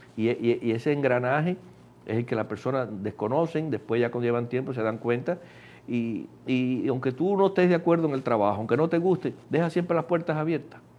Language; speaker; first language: Spanish; native; Spanish